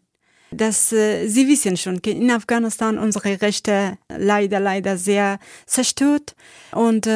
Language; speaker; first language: German; non-native, learner; Persian